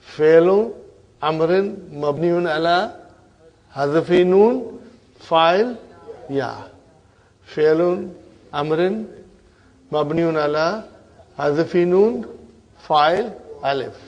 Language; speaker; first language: Arabic; non-native, fluent; Urdu